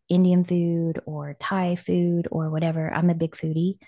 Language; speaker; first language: English; native; English